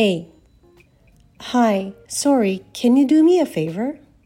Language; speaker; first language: English; non-native, fluent; Japanese